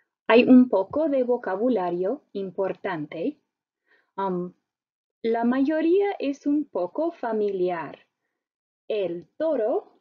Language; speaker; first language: Spanish; non-native, fluent; English